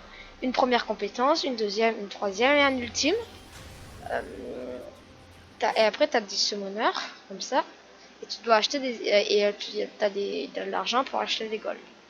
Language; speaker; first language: French; native; French